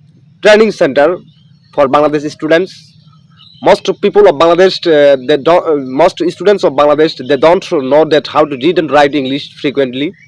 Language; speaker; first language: English; non-native, local second language; Bangla